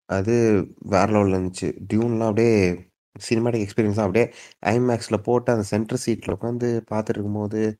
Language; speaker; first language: Tamil; native; Tamil